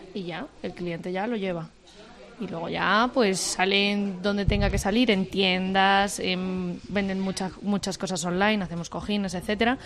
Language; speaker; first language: Spanish; native; Spanish